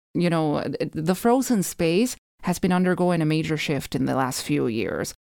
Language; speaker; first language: English; non-native, fluent; Spanish